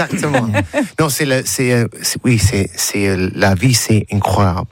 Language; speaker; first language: French; non-native, learner; English